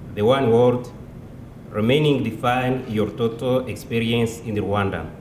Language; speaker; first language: English; non-native, local second language; Kinyarwanda